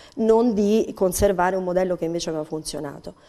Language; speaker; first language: Italian; native; Italian